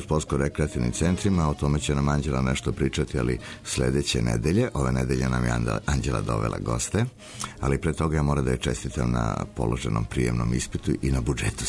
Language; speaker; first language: Serbian; native; Serbian